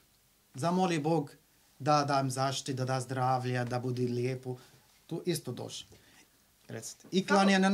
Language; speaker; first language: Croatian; non-native, learner; Arabic